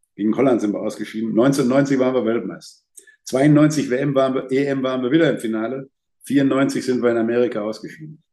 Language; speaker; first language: German; native; German